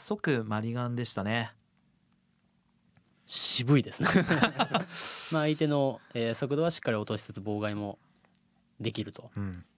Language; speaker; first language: Japanese; native; Japanese